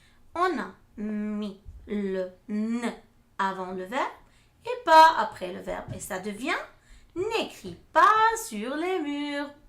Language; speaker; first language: French; non-native, fluent; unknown